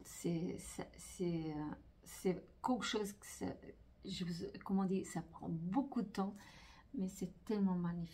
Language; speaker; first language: French; non-native, fluent; Portuguese